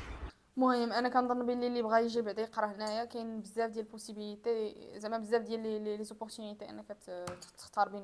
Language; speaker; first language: Arabic; native; Arabic